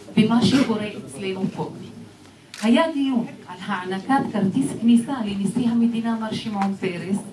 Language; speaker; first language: Hebrew; non-native, local second language; Arabic